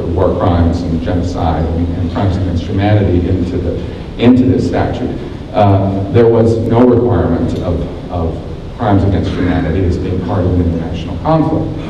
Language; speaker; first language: English; native; English